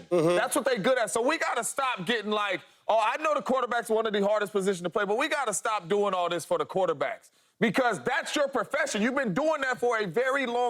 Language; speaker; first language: English; native; English